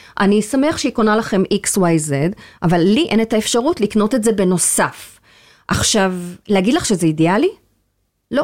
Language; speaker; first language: Hebrew; native; Hebrew